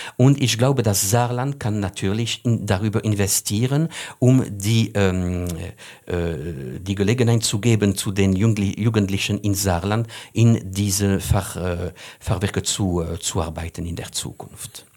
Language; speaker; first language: German; non-native, fluent; French